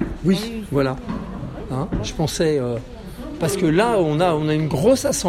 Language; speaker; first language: French; native; French